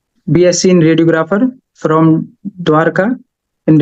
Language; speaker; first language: English; non-native, learner; Haryanvi